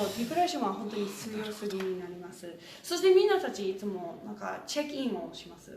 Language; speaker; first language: Japanese; non-native, learner; English